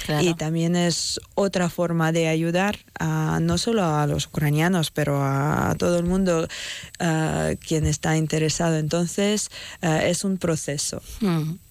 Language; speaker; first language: Spanish; non-native, fluent; Ukrainian